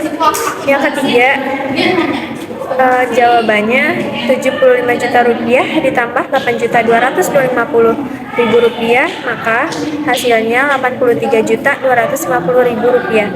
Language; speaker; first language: Indonesian; native; Indonesian